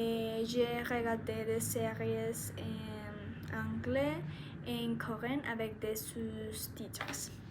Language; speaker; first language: French; non-native, learner; Spanish